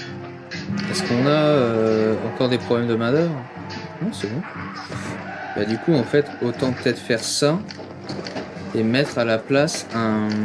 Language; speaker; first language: French; native; French